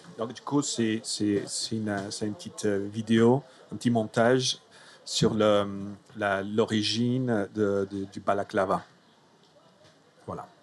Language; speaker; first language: French; non-native, fluent; Italian